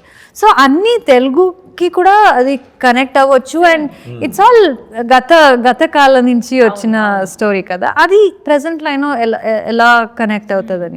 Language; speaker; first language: Telugu; non-native, learner; Kannada